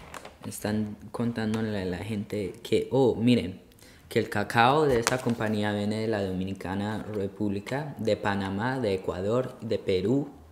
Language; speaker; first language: Spanish; early bilingual, heritage; Spanish